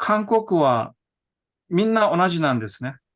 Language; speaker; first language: Japanese; non-native, fluent; Korean